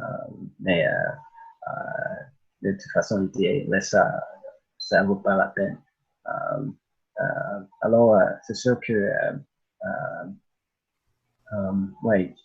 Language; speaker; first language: French; early bilingual, other home language; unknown